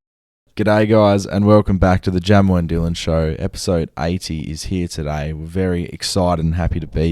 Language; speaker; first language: English; native; English